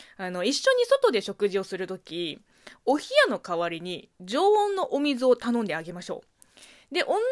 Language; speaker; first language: Japanese; non-native, fluent; Chinese